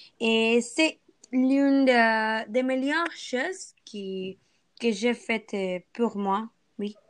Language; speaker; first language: French; non-native, learner; Spanish